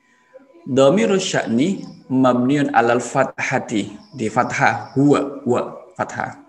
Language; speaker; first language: Arabic; non-native, fluent; Indonesian